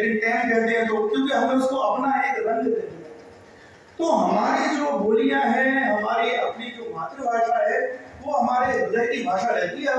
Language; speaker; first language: Hindi; native; Hindi